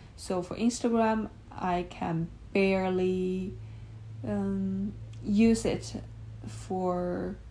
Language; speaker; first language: English; non-native, fluent; Chinese